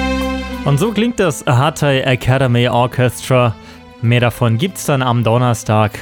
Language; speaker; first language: German; native; German